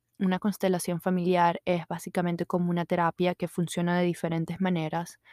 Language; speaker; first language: Spanish; native; Spanish